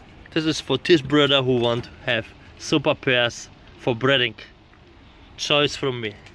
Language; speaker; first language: English; non-native, learner; Polish